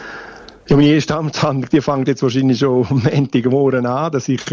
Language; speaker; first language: German; native; German